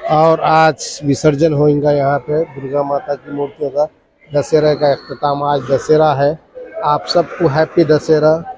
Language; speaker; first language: Hindi; native; Hindi